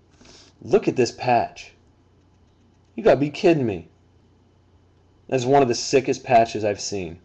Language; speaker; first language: English; native; English